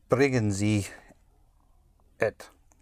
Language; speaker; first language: German; non-native, learner; English